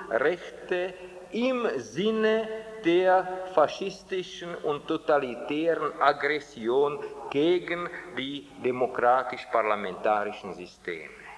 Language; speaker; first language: German; non-native, fluent; Czech